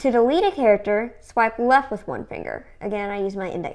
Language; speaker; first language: English; native; English